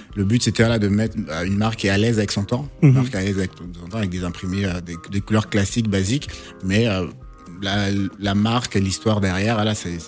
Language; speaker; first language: French; non-native, local second language; Lingala